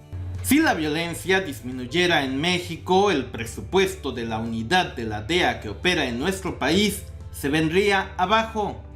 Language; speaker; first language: Spanish; native; Spanish